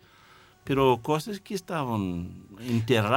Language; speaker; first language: Spanish; non-native, fluent; English